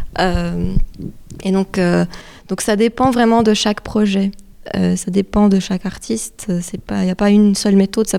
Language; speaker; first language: French; non-native, local second language; Arabic